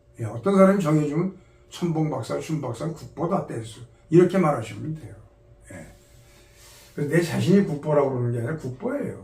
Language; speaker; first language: Korean; native; Korean